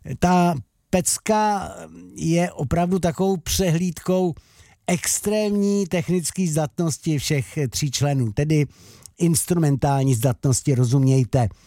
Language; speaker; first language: Czech; native; Czech